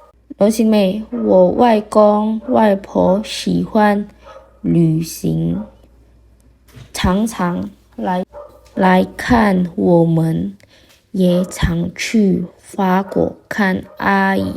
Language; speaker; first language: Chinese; non-native, fluent; Indonesian